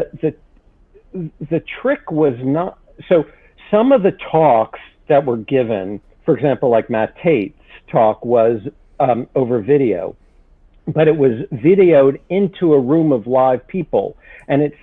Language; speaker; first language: English; native; English